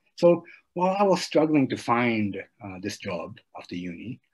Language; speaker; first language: English; early bilingual, other home language; Japanese